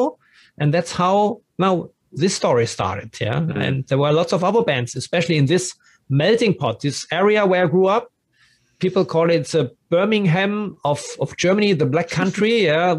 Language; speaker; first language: English; non-native, fluent; German